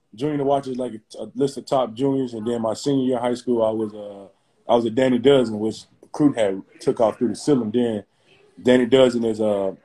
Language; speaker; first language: English; native; English